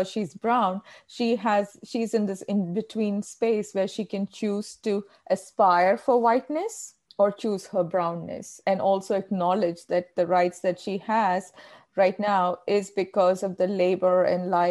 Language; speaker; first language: English; non-native, local second language; Malayalam